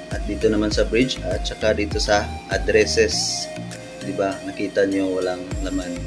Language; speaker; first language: Filipino; non-native, local second language; Cebuano